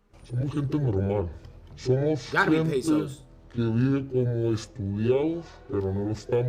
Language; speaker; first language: Spanish; native; Spanish